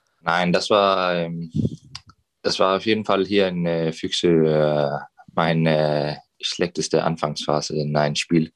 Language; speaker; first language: German; non-native, fluent; Danish